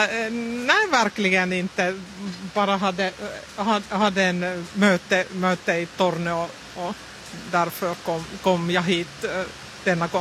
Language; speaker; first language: Swedish; non-native, local second language; Finnish